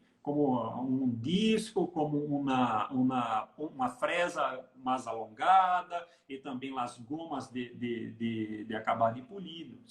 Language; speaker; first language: Portuguese; non-native, learner; Spanish